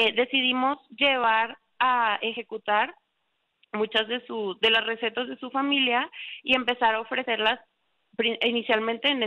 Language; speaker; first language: Spanish; native; Spanish